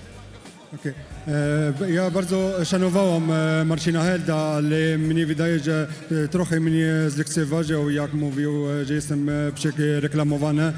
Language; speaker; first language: Polish; non-native, learner; French